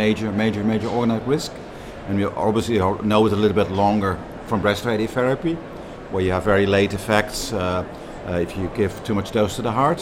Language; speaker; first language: English; non-native, fluent; Dutch